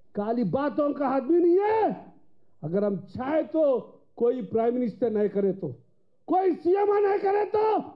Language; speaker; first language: Hindi; non-native, local second language; Telugu